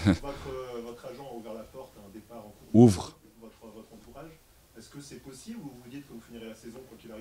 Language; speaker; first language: French; native; French